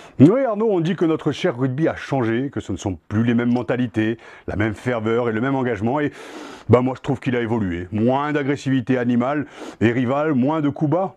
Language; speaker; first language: French; native; French